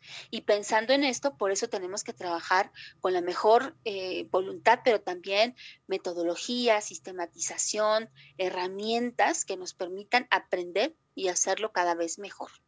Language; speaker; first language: Spanish; native; Spanish